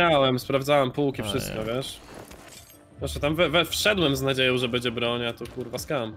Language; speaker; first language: Polish; native; Polish